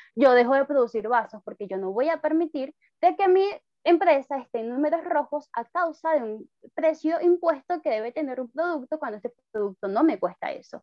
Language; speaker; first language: Spanish; native; Spanish